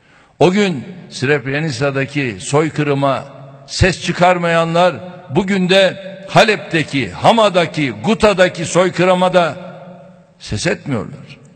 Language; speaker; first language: Turkish; native; Turkish